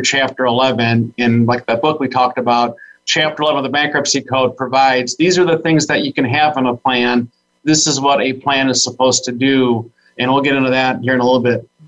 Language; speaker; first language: English; native; English